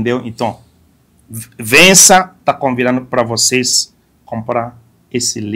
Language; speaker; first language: Portuguese; non-native, fluent; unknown